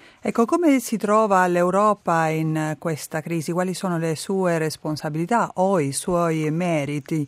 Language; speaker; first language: Italian; native; Italian